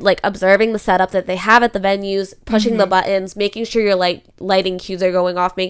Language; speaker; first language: English; native; English